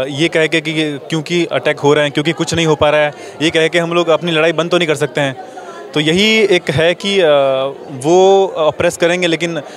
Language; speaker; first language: Hindi; native; Hindi